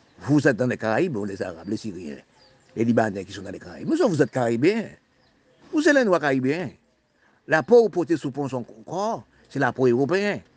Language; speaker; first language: French; non-native, local second language; Haitian Creole